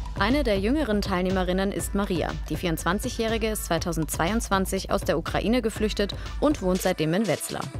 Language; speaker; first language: German; native; German